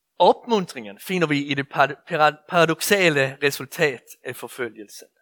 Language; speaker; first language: Danish; native; Danish